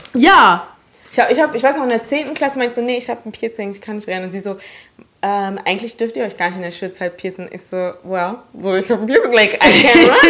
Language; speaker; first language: German; early bilingual, other home language; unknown